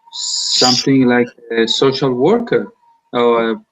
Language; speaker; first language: English; non-native, learner; Italian